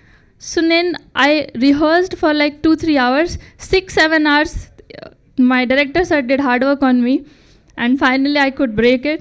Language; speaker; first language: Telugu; non-native, learner; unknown